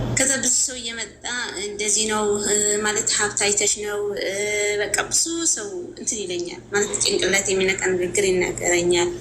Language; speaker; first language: Amharic; native; Amharic